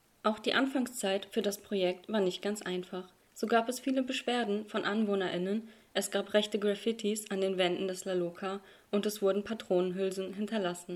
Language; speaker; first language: German; native; German